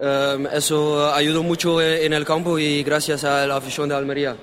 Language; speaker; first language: Spanish; non-native, learner; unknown